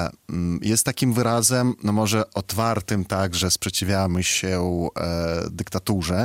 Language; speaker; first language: Polish; non-native, fluent; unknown